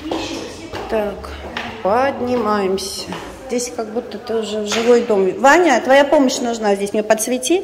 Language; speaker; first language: Russian; native; Russian